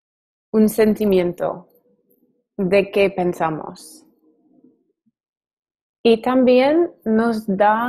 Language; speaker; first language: Spanish; non-native, learner; English